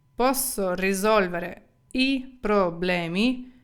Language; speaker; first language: Italian; non-native, fluent; Ukrainian